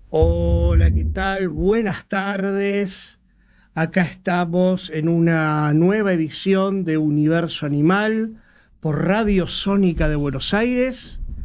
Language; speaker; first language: Spanish; native; Spanish